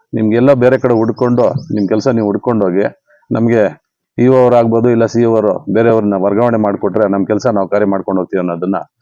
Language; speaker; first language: Kannada; native; Kannada